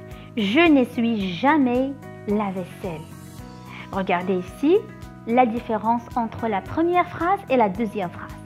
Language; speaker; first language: French; non-native, local second language; Arabic